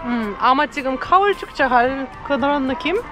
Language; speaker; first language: Korean; non-native, fluent; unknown